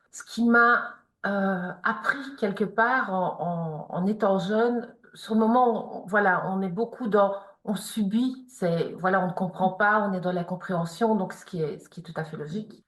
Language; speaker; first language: French; native; French